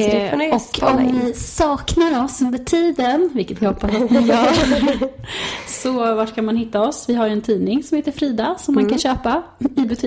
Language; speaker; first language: Swedish; native; Swedish